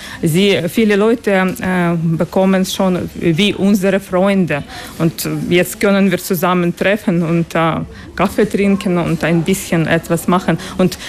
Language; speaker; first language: German; non-native, learner; Ukrainian